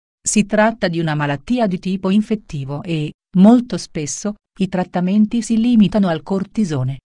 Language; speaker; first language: Italian; native; Italian